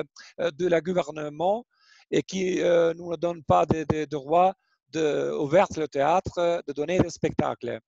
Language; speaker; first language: French; non-native, learner; Albanian